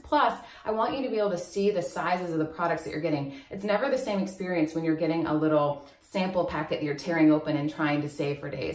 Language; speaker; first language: English; native; English